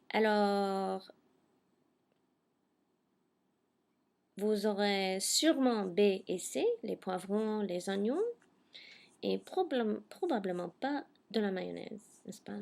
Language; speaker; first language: French; non-native, fluent; English